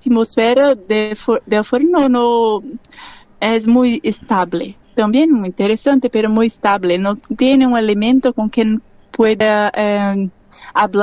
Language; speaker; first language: Spanish; non-native, learner; Portuguese